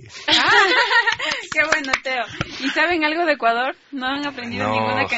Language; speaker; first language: Spanish; native; Spanish